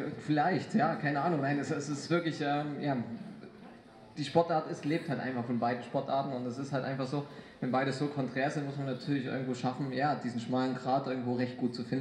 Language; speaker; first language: German; native; German